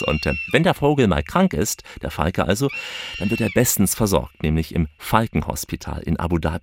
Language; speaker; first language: German; native; German